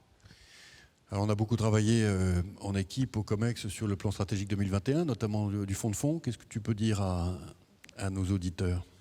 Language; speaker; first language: French; native; French